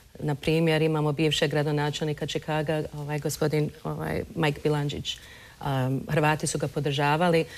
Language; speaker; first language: Croatian; early bilingual, heritage; Croatian